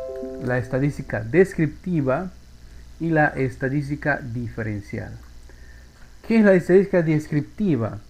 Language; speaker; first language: Spanish; native; Spanish